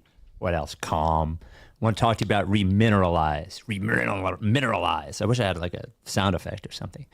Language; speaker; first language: English; native; English